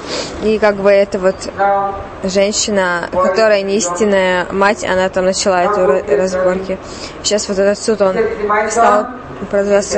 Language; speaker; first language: Russian; native; Russian